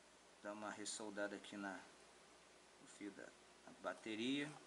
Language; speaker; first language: Portuguese; native; Portuguese